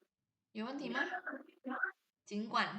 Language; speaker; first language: Chinese; non-native, fluent; Indonesian